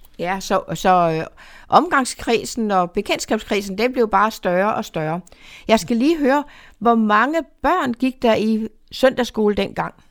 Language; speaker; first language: Danish; native; Danish